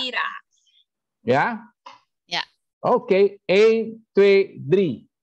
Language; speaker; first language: Dutch; non-native, fluent; Indonesian